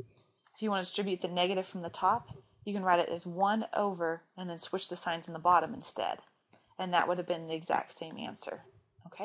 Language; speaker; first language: English; native; English